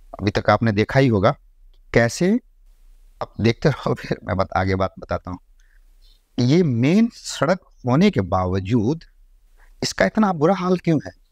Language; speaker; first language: Hindi; native; Hindi